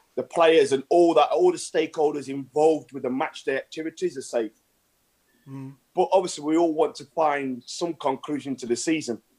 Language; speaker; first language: English; native; English